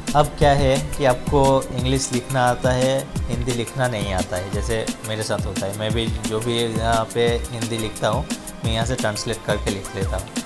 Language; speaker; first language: Hindi; non-native, local second language; Bangla